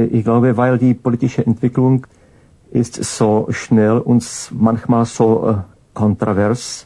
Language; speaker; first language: German; non-native, fluent; Czech